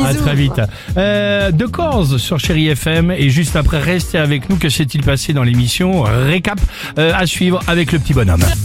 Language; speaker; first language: French; native; French